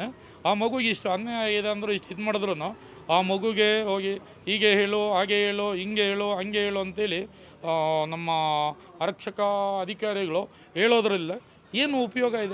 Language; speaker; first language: Kannada; native; Kannada